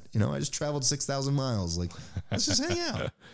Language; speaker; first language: English; native; English